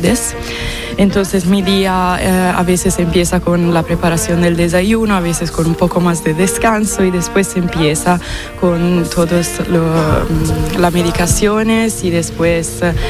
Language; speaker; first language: Spanish; non-native, fluent; Italian